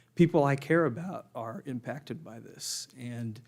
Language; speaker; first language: English; native; English